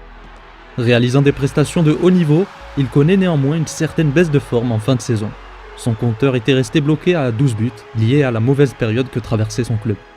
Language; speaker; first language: French; native; French